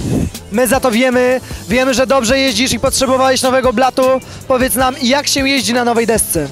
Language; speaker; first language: Polish; native; Polish